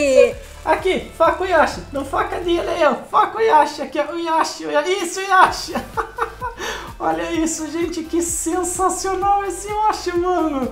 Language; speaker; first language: Portuguese; native; Portuguese